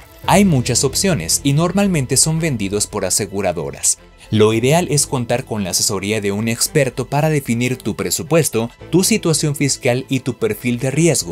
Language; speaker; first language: Spanish; native; Spanish